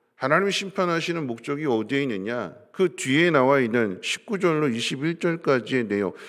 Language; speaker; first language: Korean; native; Korean